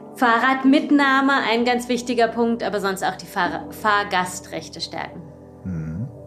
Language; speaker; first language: German; native; German